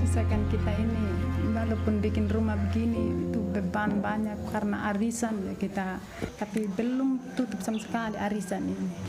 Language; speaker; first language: Indonesian; non-native, local second language; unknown